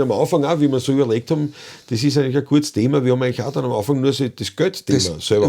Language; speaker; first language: German; native; German